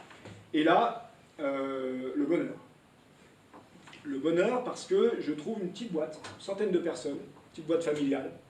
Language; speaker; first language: French; native; French